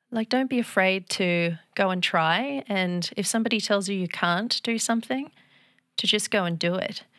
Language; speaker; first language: English; native; English